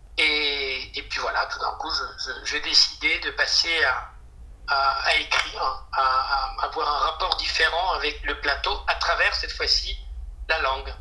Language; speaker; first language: French; non-native, fluent; Spanish